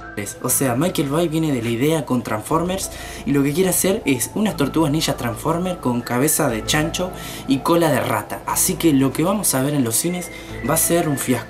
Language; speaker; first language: Spanish; native; Spanish